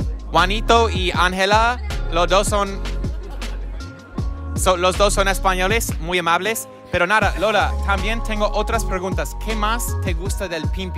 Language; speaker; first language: Spanish; non-native, fluent; English